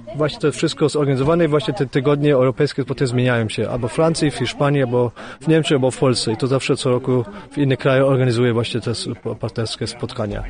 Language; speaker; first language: Polish; early bilingual, heritage; Polish